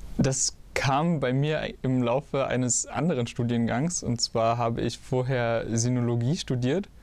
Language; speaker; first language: German; native; German